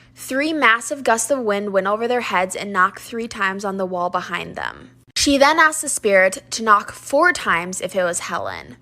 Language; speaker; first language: English; native; English